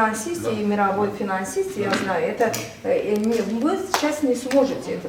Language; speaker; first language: Russian; non-native, learner; Azerbaijani